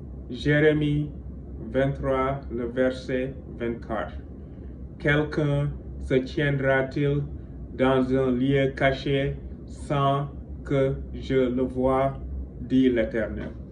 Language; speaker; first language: French; non-native, local second language; Wolof